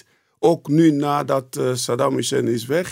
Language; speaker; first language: Dutch; non-native, fluent; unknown